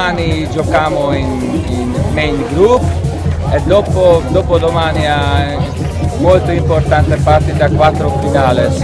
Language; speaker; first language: Italian; non-native, learner; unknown